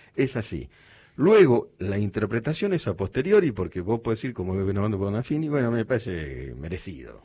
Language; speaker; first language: Spanish; native; Spanish